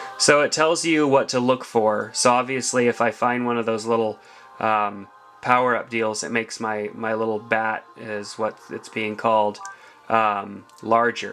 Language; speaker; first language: English; native; English